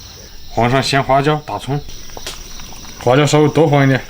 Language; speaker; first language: Chinese; native; Chinese